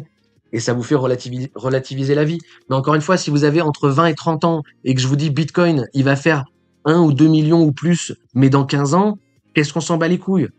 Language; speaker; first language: French; native; French